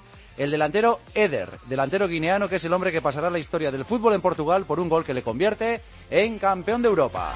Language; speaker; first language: Spanish; native; Spanish